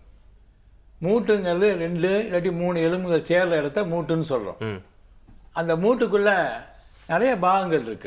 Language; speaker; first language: Tamil; native; Tamil